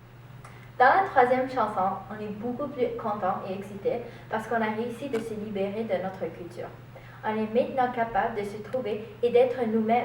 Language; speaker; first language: French; non-native, learner; English